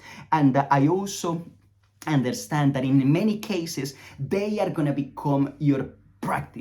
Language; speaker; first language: English; non-native, fluent; Spanish